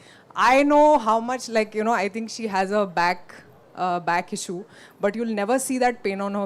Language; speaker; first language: Telugu; non-native, fluent; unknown